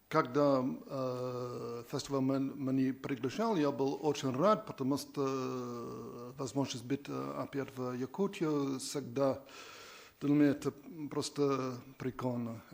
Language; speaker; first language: Russian; non-native, learner; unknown